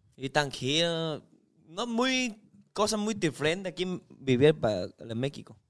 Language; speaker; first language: Spanish; non-native, learner; Chinese